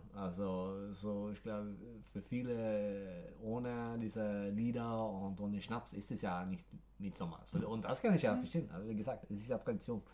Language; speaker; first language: German; non-native, fluent; Swedish